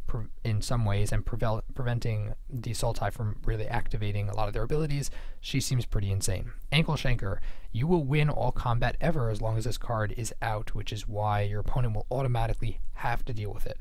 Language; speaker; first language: English; native; English